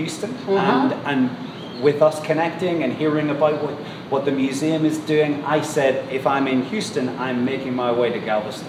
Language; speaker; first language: English; native; English